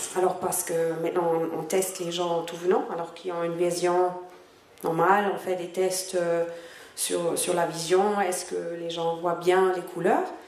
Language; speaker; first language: French; non-native, fluent; German